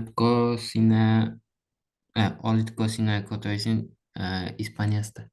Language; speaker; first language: Finnish; non-native, learner; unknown